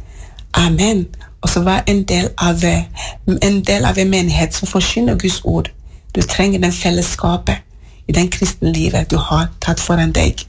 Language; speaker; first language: Norwegian; non-native, learner; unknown